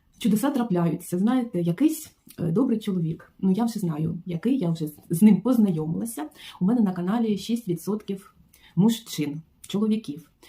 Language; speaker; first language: Ukrainian; non-native, local second language; Russian